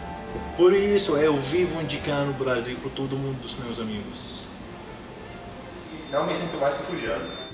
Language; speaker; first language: Portuguese; non-native, fluent; Arabic